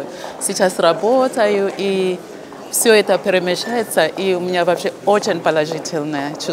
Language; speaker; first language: Russian; non-native, fluent; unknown